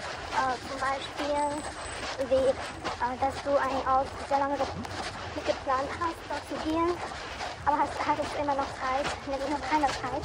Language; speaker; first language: German; non-native, learner; Chinese